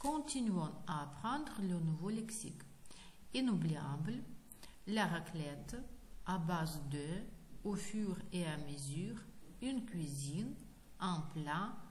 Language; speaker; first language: French; non-native, fluent; Ukrainian